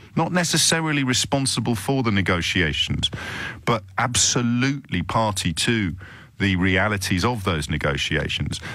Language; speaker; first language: English; native; English